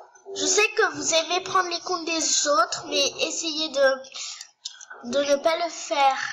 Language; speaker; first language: French; native; French